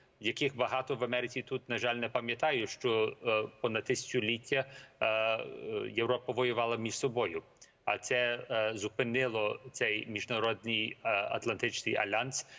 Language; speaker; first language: Ukrainian; early bilingual, heritage; Ukrainian